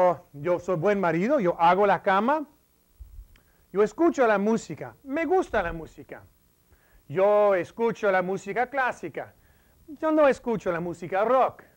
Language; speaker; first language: Spanish; non-native, fluent; English